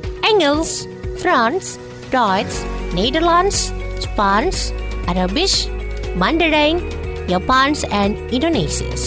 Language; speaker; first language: Dutch; non-native, fluent; Indonesian